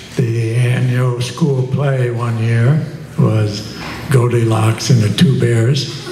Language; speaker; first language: English; native; English